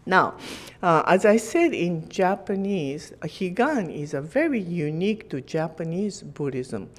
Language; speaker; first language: English; non-native, fluent; Japanese